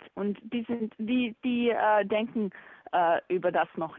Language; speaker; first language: German; non-native, fluent; Bosnian